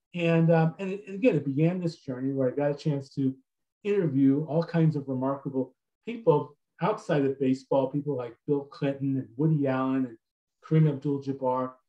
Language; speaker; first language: English; native; English